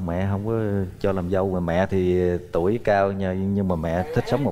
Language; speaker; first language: Vietnamese; native; Vietnamese